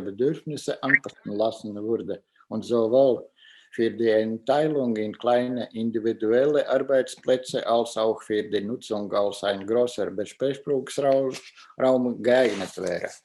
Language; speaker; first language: German; non-native, fluent; Latvian